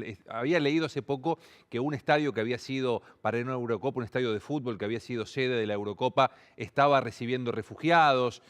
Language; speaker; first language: Spanish; native; Spanish